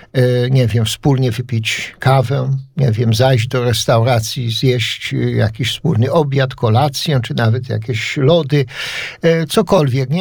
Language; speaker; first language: Polish; native; Polish